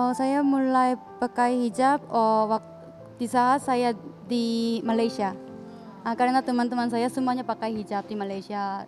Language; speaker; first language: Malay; non-native, learner; Korean